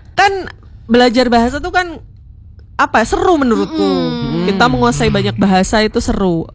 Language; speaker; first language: Indonesian; non-native, local second language; Javanese